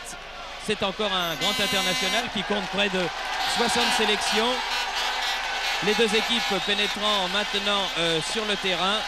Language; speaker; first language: French; native; French